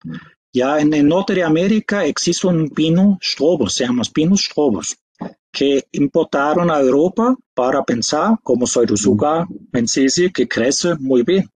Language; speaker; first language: Spanish; non-native, fluent; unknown